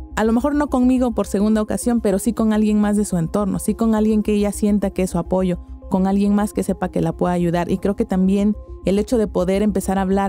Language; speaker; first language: Spanish; native; Spanish